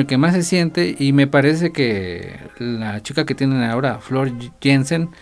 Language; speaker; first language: Spanish; native; Spanish